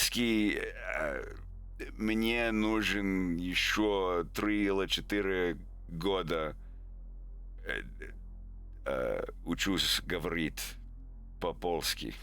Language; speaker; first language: Russian; non-native, learner; English